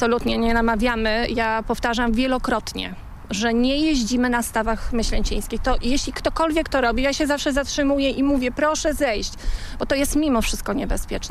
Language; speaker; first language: Polish; native; Polish